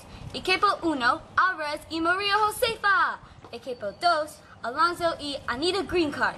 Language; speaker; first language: Spanish; non-native, learner; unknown